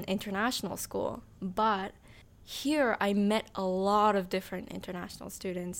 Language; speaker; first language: English; non-native, fluent; Japanese